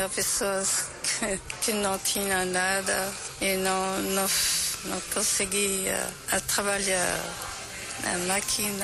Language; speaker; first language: Portuguese; non-native, learner; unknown